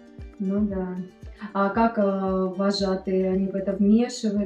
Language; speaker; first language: Russian; native; Russian